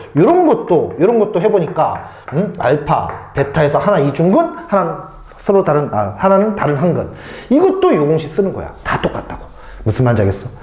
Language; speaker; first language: Korean; native; Korean